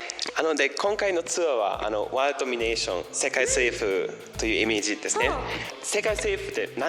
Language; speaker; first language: Japanese; non-native, fluent; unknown